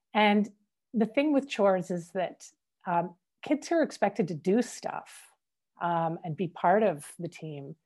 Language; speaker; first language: English; native; English